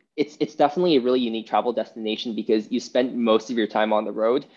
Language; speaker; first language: English; non-native, fluent; Chinese